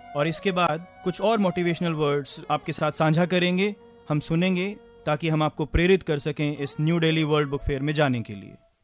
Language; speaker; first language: Hindi; native; Hindi